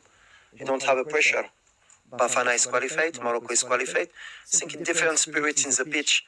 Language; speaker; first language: English; non-native, learner; French